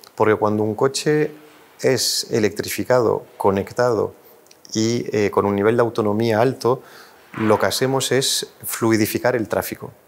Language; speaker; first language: Spanish; non-native, fluent; French